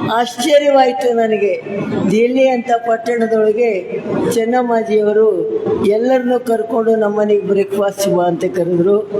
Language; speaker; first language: Kannada; native; Kannada